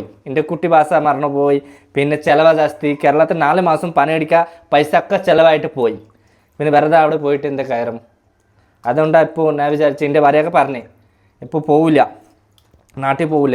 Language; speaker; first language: Malayalam; early bilingual, heritage; Malayalam